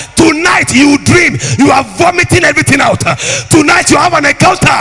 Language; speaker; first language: English; non-native, local second language; Akan